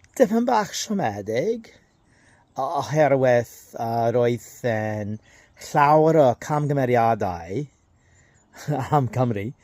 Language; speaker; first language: Welsh; non-native, learner; English